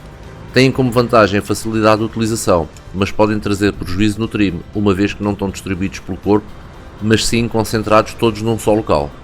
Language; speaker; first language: Portuguese; native; Portuguese